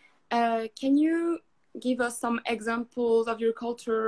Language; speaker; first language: English; non-native, fluent; Arabic